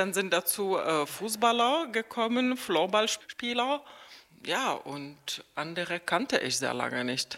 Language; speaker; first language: German; non-native, fluent; Czech